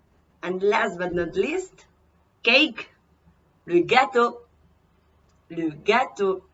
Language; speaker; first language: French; non-native, fluent; Spanish